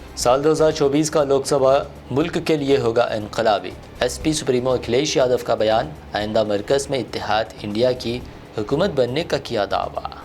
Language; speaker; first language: Urdu; native; Urdu